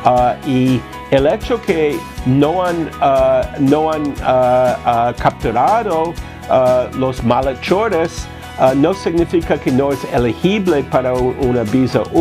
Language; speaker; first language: Spanish; non-native, fluent; English